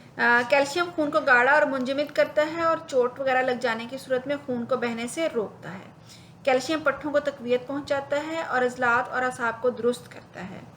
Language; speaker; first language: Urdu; native; Urdu